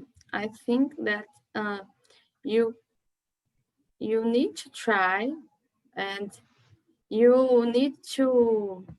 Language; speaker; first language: English; non-native, learner; Portuguese